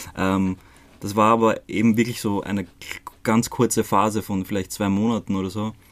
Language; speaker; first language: German; early bilingual, other home language; Croatian